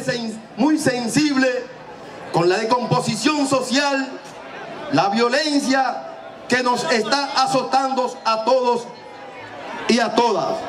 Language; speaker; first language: Spanish; native; Spanish